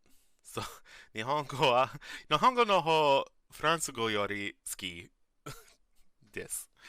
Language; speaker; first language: Japanese; non-native, learner; English